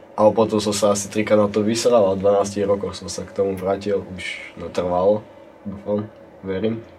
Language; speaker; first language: Slovak; native; Slovak